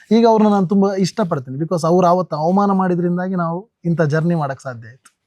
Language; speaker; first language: Kannada; non-native, local second language; Tulu